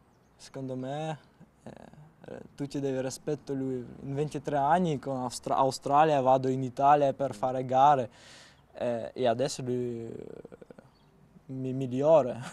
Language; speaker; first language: Italian; non-native, learner; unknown